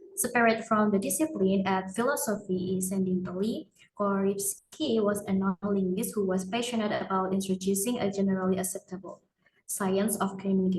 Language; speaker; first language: English; non-native, learner; Indonesian